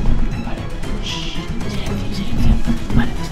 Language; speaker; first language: Spanish; native; Spanish